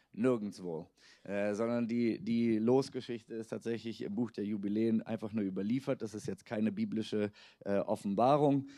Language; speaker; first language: German; native; German